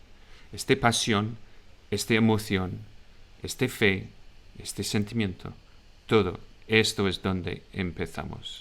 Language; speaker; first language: Spanish; non-native, fluent; English